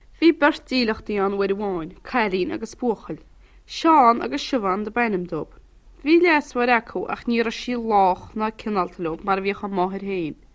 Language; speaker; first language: Irish; native; Irish